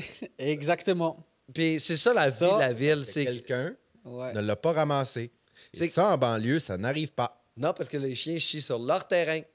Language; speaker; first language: French; native; French